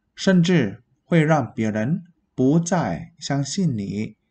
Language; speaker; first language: Chinese; non-native, fluent; Vietnamese